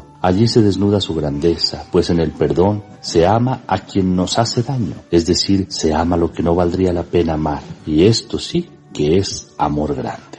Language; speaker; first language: Spanish; native; Spanish